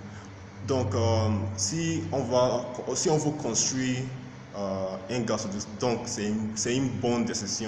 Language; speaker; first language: French; non-native, fluent; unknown